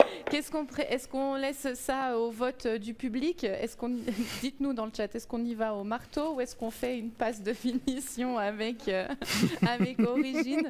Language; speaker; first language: French; native; French